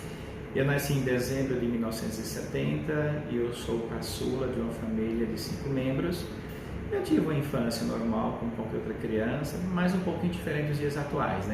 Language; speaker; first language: Portuguese; native; Portuguese